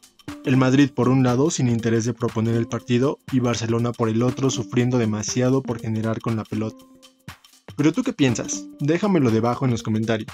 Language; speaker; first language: Spanish; native; Spanish